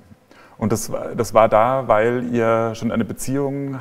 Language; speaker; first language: German; native; German